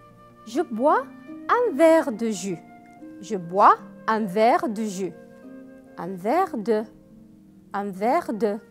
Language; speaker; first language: French; non-native, fluent; Arabic